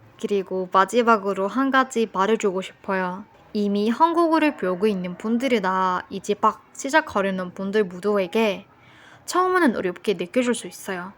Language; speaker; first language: Korean; non-native, fluent; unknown